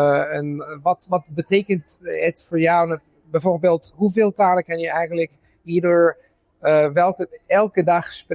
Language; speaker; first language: Dutch; non-native, fluent; Italian